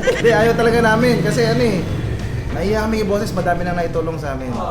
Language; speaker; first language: Filipino; native; Filipino